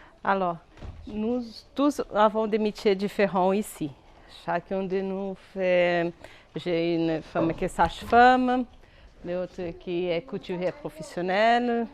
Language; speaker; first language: French; non-native, fluent; Portuguese